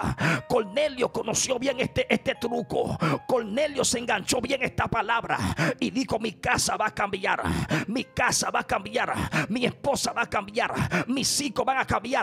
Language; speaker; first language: Spanish; native; Spanish